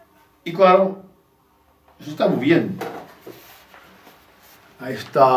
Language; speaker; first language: Spanish; non-native, fluent; English